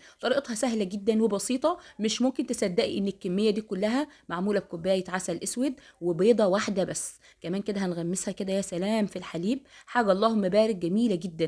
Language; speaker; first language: Arabic; native; Arabic